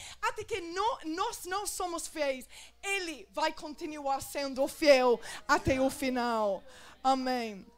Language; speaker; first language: Portuguese; non-native, fluent; English